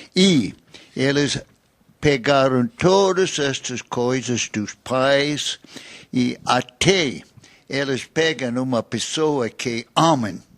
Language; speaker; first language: Portuguese; non-native, fluent; English